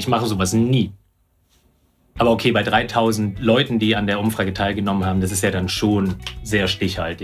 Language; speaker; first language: German; native; German